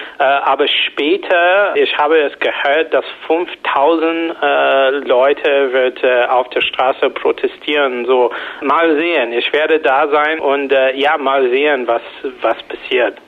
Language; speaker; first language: German; non-native, learner; English